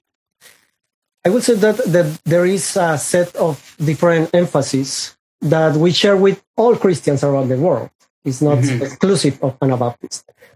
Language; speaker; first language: English; non-native, fluent; Spanish